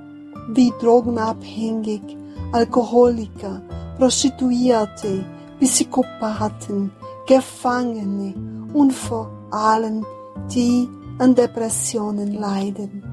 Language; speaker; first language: German; non-native, fluent; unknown